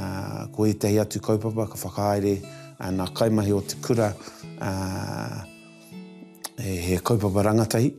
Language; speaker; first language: Māori; non-native, local second language; English